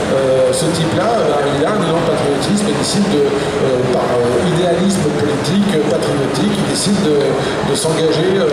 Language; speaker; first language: French; native; French